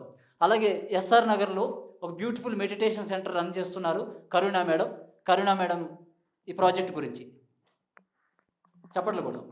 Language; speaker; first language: Telugu; native; Telugu